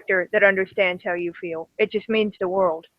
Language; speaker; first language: English; native; English